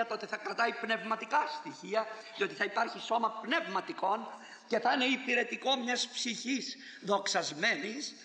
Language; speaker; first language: Greek; native; Greek